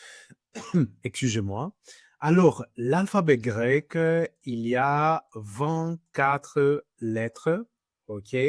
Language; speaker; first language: French; non-native, fluent; Greek